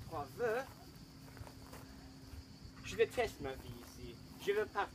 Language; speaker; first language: French; non-native, learner; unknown